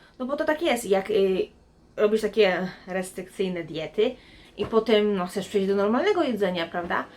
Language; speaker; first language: Polish; native; Polish